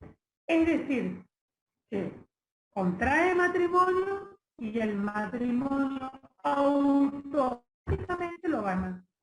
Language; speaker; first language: Spanish; native; Spanish